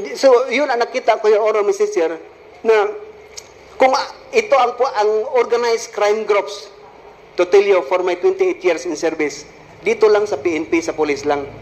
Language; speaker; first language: Filipino; non-native, local second language; Cebuano